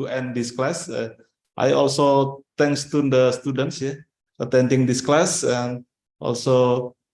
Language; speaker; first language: English; non-native, fluent; Indonesian